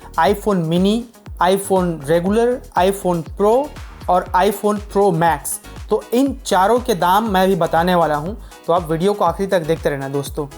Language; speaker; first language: Hindi; native; Hindi